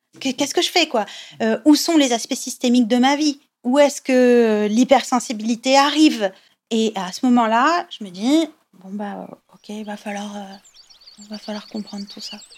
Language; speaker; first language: French; native; French